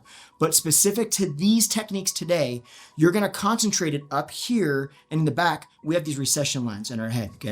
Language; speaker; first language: English; native; English